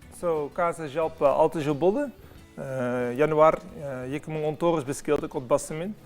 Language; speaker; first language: Kazakh; non-native, learner; Dutch